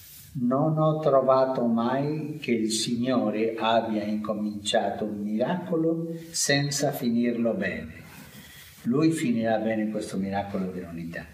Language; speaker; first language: Italian; non-native, fluent; Spanish